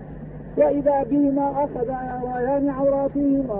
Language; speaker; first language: Arabic; native; Arabic